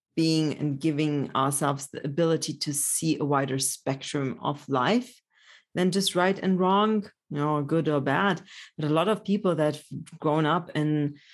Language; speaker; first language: English; early bilingual, other home language; Polish